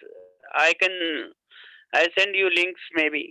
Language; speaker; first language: English; non-native, learner; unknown